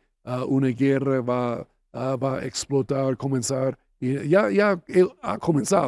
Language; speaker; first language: Spanish; non-native, fluent; English